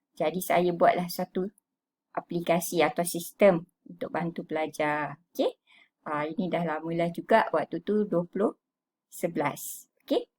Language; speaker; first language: Malay; native; Malay